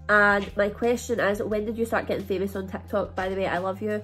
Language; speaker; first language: English; native; English